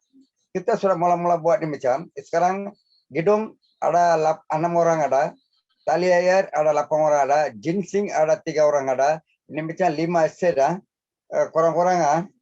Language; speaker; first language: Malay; non-native, local second language; Tamil